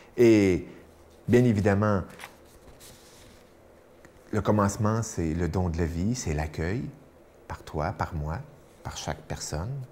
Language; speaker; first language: French; native; French